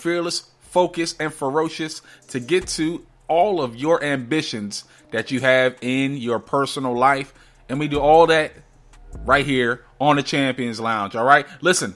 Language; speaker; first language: English; native; English